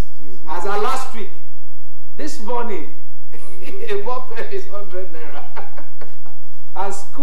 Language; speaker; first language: English; non-native, local second language; Yoruba